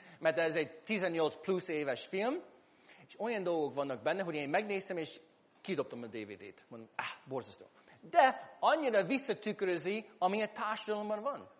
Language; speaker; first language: Hungarian; non-native, fluent; English